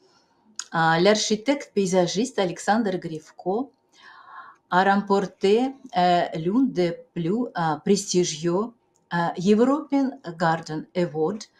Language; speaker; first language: French; non-native, fluent; Russian